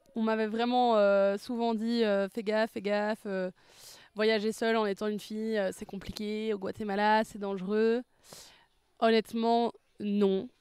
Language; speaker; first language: French; native; French